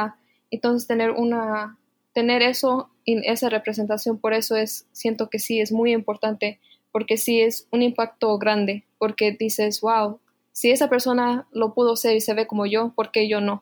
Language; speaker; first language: Spanish; early bilingual, heritage; Spanish